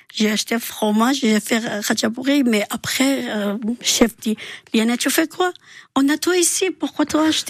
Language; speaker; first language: French; non-native, learner; Georgian